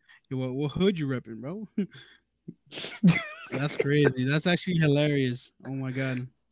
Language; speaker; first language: English; early bilingual, other home language; Spanish